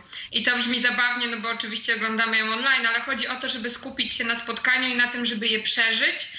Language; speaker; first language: Polish; native; Polish